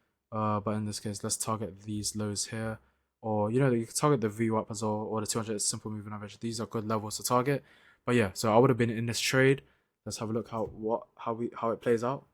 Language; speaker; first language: English; native; English